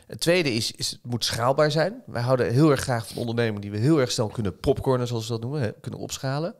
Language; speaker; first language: Dutch; native; Dutch